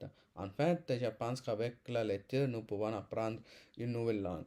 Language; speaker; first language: French; non-native, learner; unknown